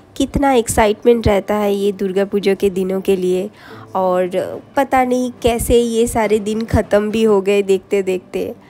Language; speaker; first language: Hindi; non-native, local second language; Bangla